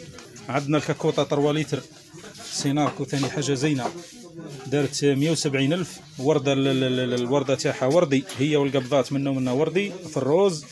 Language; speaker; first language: Arabic; native; Arabic